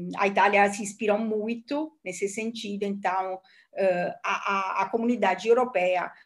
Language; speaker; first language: Portuguese; non-native, fluent; Italian